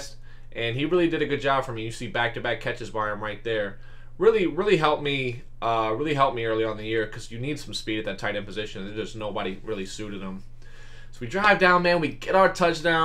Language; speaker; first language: English; native; English